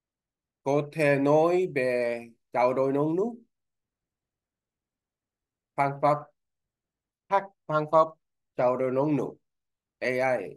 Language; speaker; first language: Vietnamese; non-native, learner; Korean